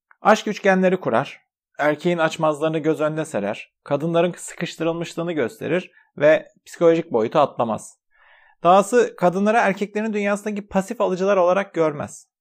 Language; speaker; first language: Turkish; native; Turkish